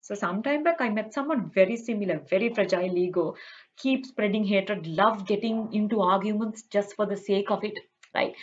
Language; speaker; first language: English; non-native, local second language; Sinhala